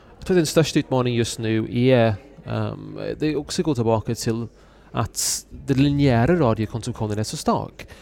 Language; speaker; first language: Swedish; non-native, fluent; English